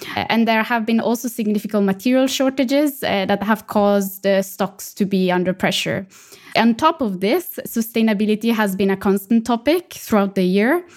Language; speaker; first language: English; non-native, fluent; Italian